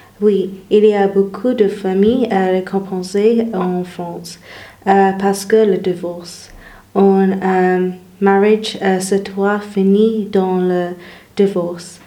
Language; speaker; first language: French; non-native, learner; English